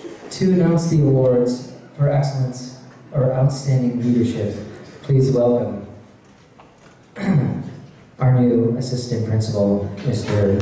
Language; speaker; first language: English; native; English